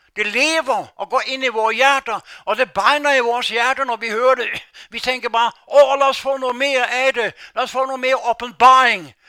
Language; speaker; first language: Danish; non-native, fluent; Norwegian